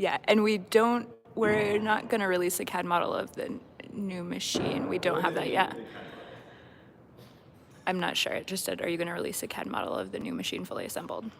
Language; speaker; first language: English; native; English